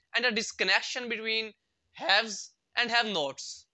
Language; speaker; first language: English; non-native, local second language; Urdu